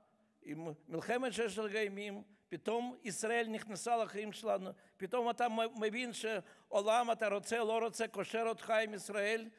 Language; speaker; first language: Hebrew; non-native, fluent; Russian